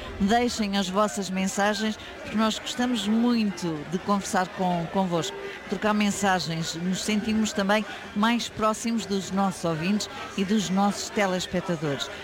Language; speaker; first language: Portuguese; early bilingual, heritage; Portuguese